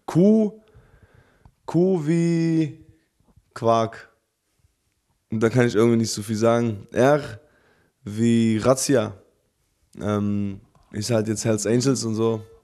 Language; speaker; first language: German; early bilingual, other home language; Albanian